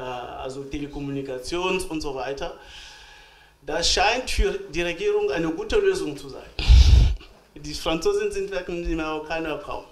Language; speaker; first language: German; non-native, fluent; French